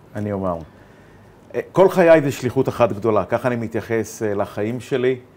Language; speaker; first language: Hebrew; native; Hebrew